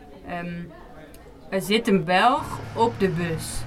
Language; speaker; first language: Dutch; native; Dutch